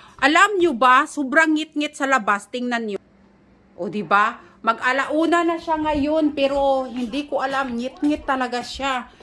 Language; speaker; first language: Filipino; non-native, local second language; Cebuano